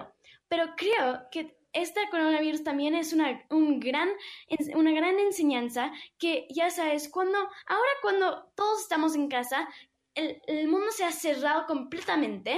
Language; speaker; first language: Spanish; early bilingual, heritage; English